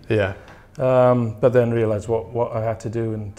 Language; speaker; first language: English; native; English